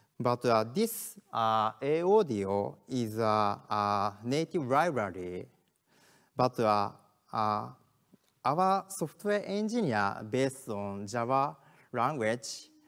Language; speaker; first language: English; non-native, learner; Japanese